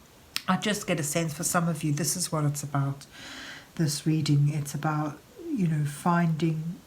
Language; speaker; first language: English; native; English